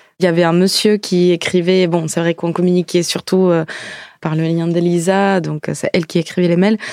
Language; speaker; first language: French; non-native, fluent; Ukrainian